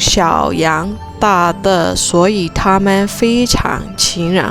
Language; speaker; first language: Chinese; non-native, fluent; Burmese